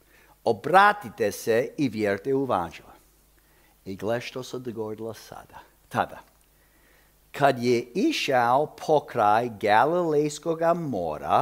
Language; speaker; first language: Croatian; early bilingual, heritage; Croatian